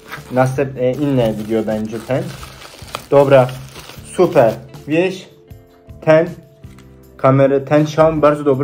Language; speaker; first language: Polish; non-native, learner; Turkish